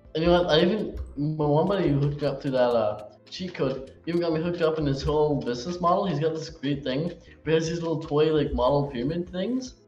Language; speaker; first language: English; native; English